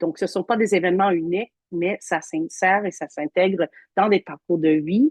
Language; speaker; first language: French; native; French